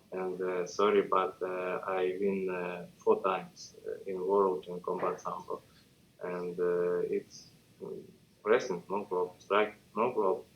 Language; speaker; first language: English; non-native, learner; Russian